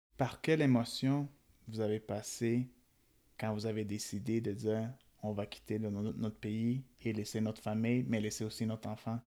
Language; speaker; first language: French; native; French